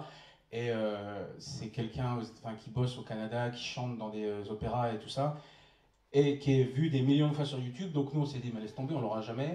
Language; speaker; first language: French; native; French